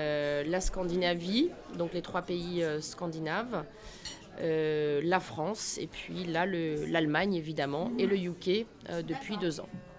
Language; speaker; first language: French; native; French